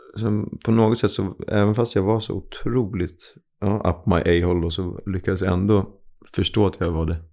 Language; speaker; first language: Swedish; native; Swedish